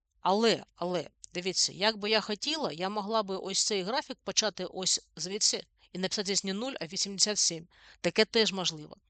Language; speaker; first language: Ukrainian; non-native, local second language; Russian